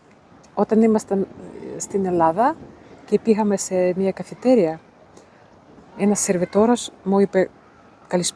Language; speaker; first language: Greek; non-native, learner; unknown